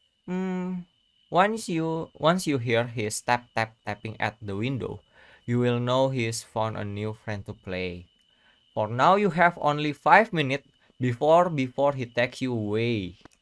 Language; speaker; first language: English; non-native, learner; Indonesian